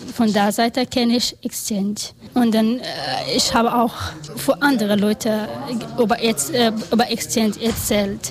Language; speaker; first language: German; non-native, learner; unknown